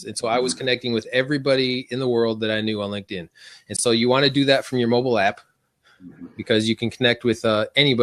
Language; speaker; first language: English; native; English